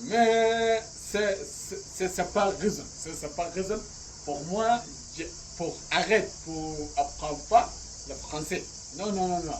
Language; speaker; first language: French; non-native, learner; Arabic